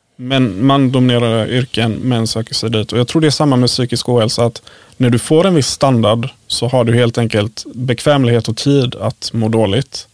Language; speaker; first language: Swedish; early bilingual, other home language; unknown